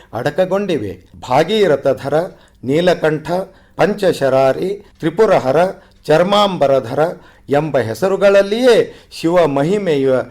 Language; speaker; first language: Kannada; native; Kannada